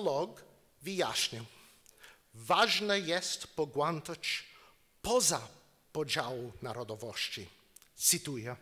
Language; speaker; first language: Polish; non-native, learner; English